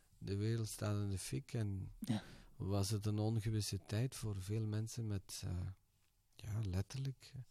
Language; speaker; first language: Dutch; early bilingual, other home language; Turkish